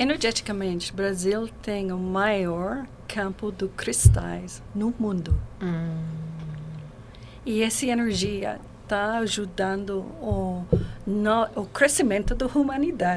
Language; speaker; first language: Portuguese; non-native, fluent; English